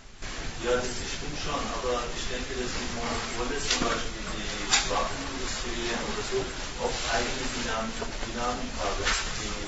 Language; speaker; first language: German; non-native, learner; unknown